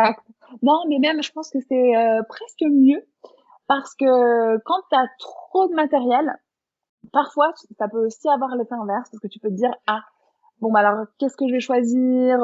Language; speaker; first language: French; native; French